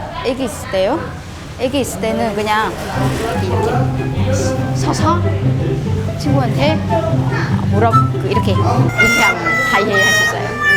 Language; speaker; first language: Korean; non-native, learner; Vietnamese